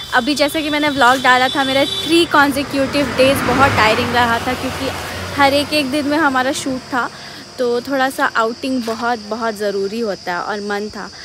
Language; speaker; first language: Hindi; native; Hindi